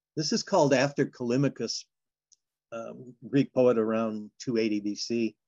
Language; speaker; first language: English; native; English